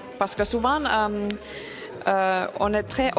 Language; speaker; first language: French; non-native, learner; Finnish